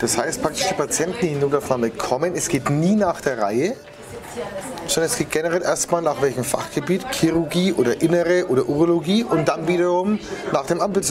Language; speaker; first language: German; native; German